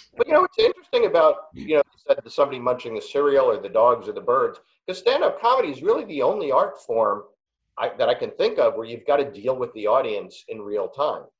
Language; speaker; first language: English; native; English